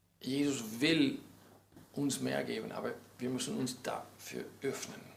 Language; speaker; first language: German; non-native, fluent; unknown